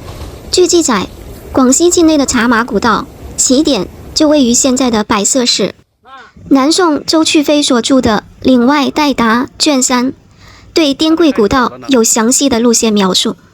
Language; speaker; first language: Chinese; native; Chinese